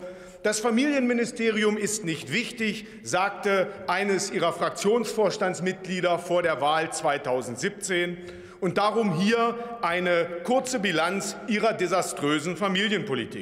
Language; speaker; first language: German; native; German